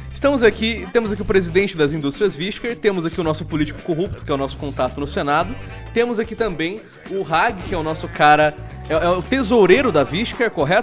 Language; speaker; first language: Portuguese; native; Portuguese